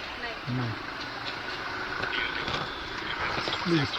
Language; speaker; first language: Hindi; non-native, local second language; Bangla